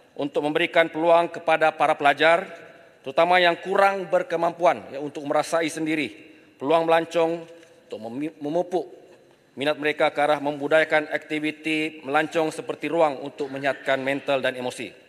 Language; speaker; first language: Malay; native; Malay